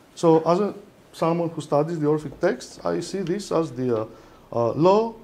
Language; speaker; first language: English; non-native, fluent; Greek